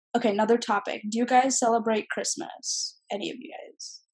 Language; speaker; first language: English; native; English